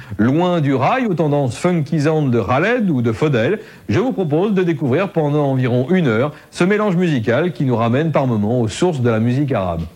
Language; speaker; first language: French; native; French